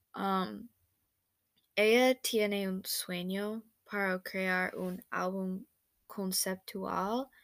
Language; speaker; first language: Spanish; non-native, fluent; English